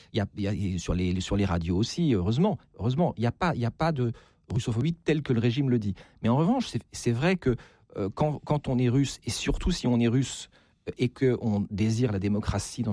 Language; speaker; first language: French; native; French